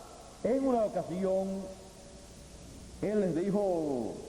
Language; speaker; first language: Spanish; native; Spanish